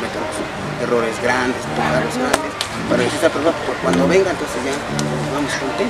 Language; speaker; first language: Spanish; native; Spanish